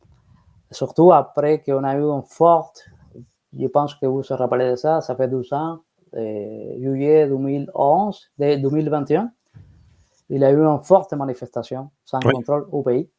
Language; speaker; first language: French; non-native, fluent; Spanish